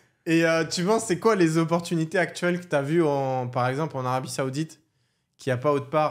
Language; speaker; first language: French; native; French